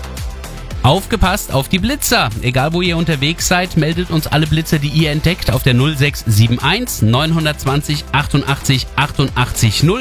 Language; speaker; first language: German; native; German